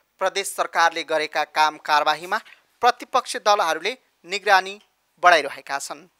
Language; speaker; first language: Nepali; native; Nepali